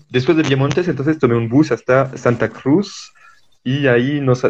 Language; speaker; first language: Spanish; non-native, fluent; French